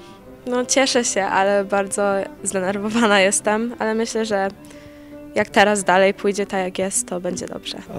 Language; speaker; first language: Polish; early bilingual, heritage; Polish